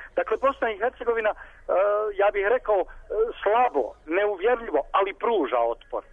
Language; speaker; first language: Bosnian; native; Bosnian